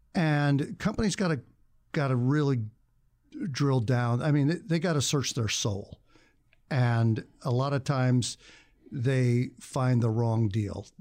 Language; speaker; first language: English; native; English